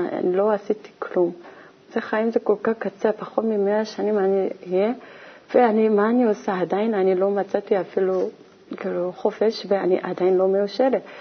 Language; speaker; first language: Hebrew; non-native, learner; Korean